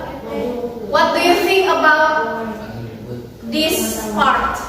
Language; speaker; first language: English; non-native, fluent; Indonesian